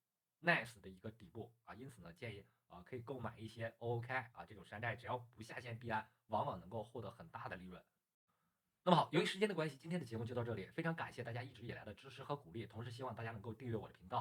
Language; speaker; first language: Chinese; native; Chinese